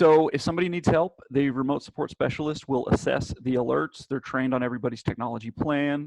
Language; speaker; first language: English; native; English